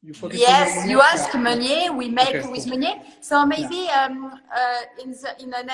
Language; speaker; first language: English; non-native, learner; French